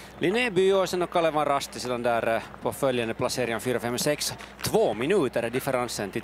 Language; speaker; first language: Swedish; native; Swedish